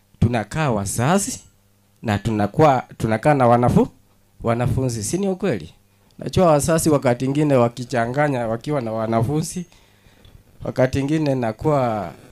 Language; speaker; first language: Swahili; non-native, local second language; Kalenjin